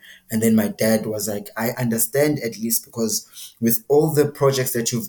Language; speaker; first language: English; non-native, local second language; Xhosa